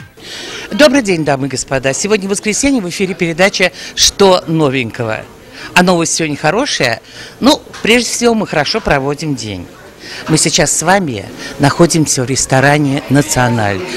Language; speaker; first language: Russian; native; Russian